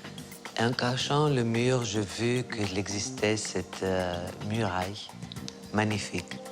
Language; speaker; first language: French; non-native, fluent; Greek